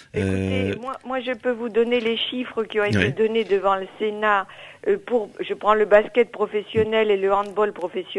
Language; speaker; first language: French; native; French